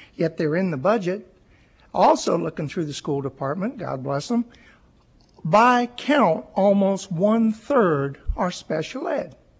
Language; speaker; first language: English; native; English